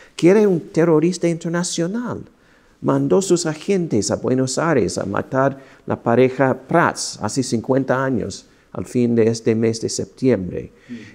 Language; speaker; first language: Spanish; non-native, fluent; English